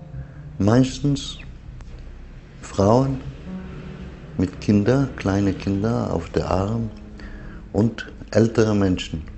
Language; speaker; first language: German; non-native, fluent; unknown